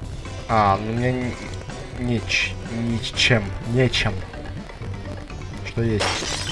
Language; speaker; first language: Russian; native; Russian